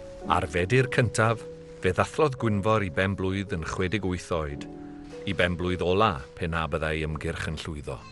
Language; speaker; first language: Welsh; native; Welsh